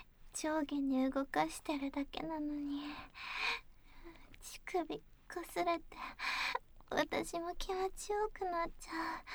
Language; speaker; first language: Japanese; native; Japanese